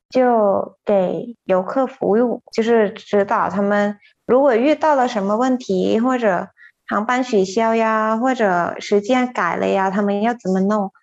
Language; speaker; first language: Chinese; non-native, fluent; Thai